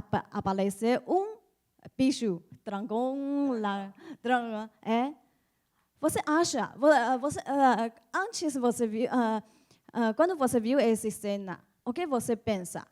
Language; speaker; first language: Portuguese; non-native, learner; Chinese